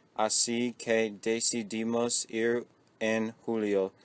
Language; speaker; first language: Spanish; non-native, learner; English